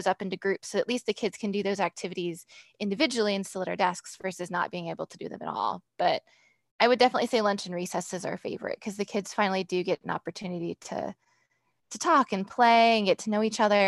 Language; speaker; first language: English; native; English